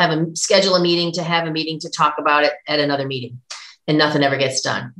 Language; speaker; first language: English; native; English